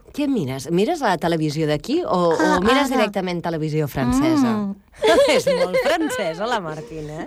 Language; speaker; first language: Catalan; native; Catalan